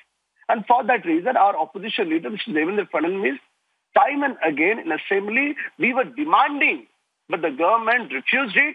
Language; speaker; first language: English; non-native, local second language; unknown